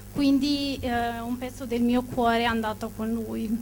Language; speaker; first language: Italian; non-native, fluent; Albanian